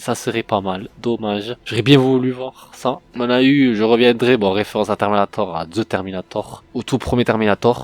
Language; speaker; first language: French; native; French